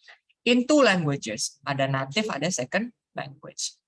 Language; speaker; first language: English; non-native, fluent; Indonesian